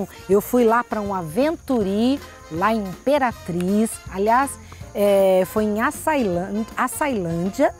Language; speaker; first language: Portuguese; native; Portuguese